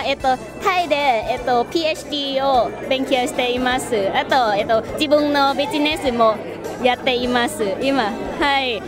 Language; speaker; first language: Japanese; non-native, learner; Thai